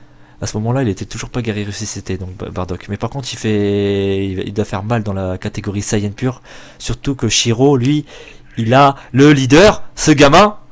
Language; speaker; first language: French; native; French